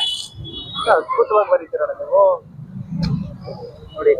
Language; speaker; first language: Kannada; native; Kannada